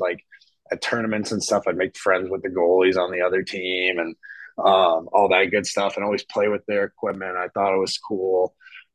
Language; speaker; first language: English; native; English